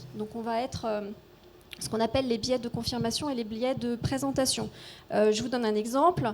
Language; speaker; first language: French; native; French